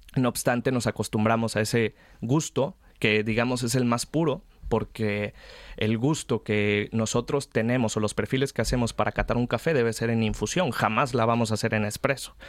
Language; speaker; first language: Spanish; native; Spanish